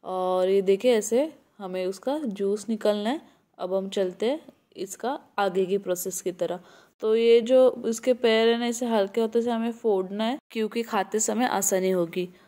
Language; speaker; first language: Hindi; native; Hindi